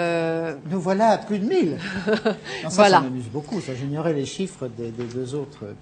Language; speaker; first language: French; native; French